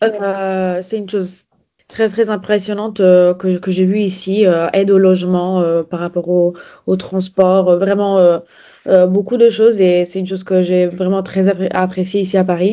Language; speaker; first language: French; non-native, fluent; Italian